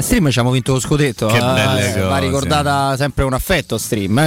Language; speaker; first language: Italian; native; Italian